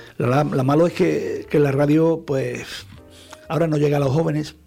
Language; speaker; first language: Spanish; native; Spanish